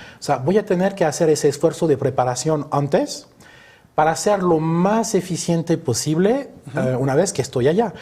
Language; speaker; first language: Spanish; early bilingual, other home language; French